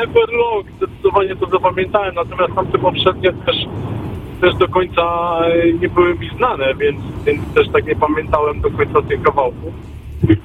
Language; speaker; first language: Polish; native; Polish